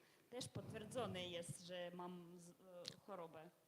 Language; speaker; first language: Polish; non-native, learner; Russian